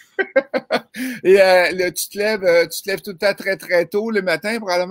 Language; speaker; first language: French; native; French